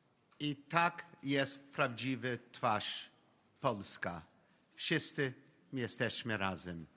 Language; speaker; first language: Polish; non-native, learner; English